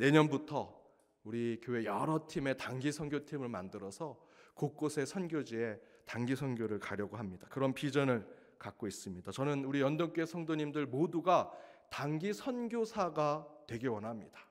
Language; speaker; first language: Korean; native; Korean